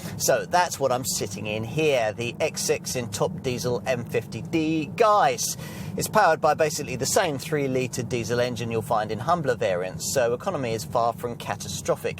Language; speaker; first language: English; native; English